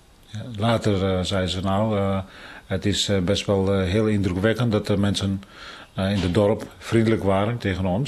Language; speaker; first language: Dutch; non-native, fluent; Tibetan